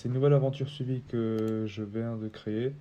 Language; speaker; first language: French; native; French